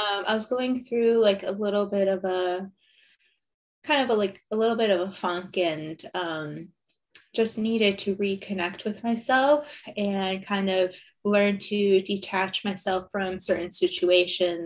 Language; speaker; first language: English; native; English